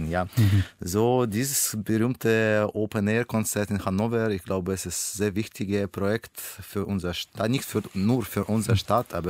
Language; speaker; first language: German; non-native, learner; Russian